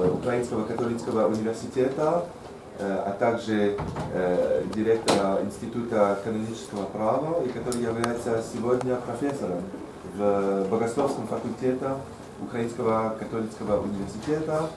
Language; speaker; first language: Russian; non-native, fluent; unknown